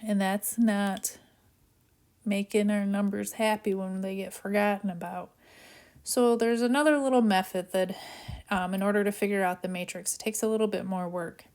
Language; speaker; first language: English; native; English